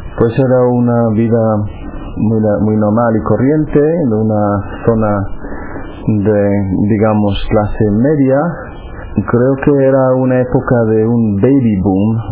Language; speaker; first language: Spanish; non-native, fluent; English